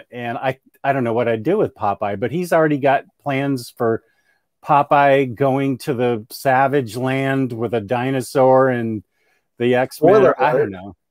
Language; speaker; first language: English; native; English